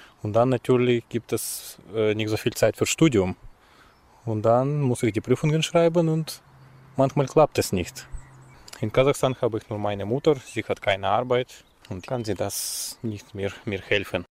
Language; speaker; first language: German; non-native, fluent; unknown